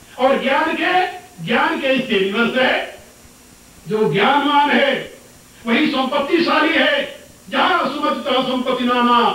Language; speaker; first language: Hindi; native; Hindi